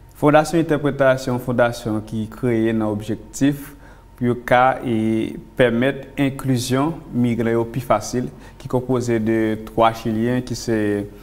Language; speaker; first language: French; non-native, local second language; Haitian Creole